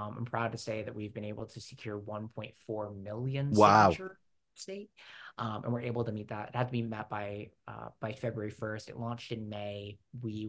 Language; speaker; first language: English; native; English